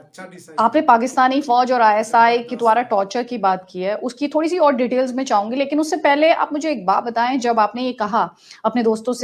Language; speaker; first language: Hindi; native; Hindi